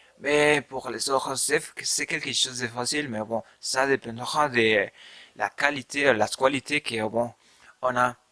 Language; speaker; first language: French; non-native, learner; Spanish